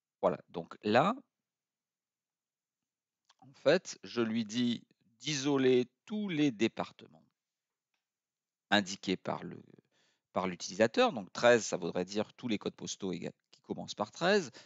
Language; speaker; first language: French; native; French